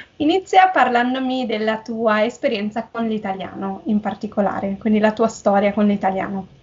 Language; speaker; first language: Italian; native; Italian